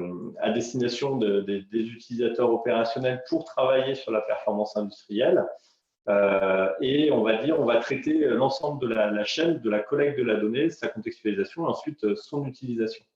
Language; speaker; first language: French; native; French